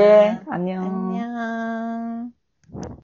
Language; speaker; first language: Korean; non-native, fluent; Japanese